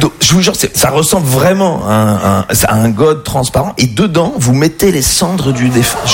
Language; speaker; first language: French; native; French